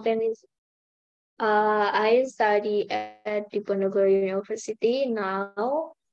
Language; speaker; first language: English; non-native, learner; Indonesian